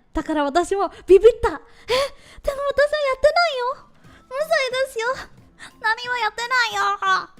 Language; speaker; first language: Japanese; non-native, learner; English